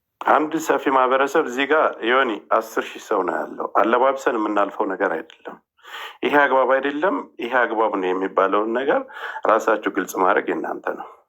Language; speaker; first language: Amharic; native; Amharic